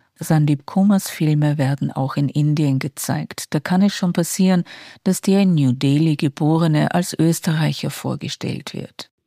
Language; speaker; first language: German; native; German